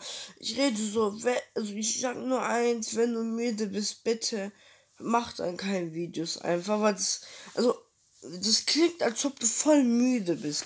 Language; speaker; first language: German; early bilingual, other home language; Turkish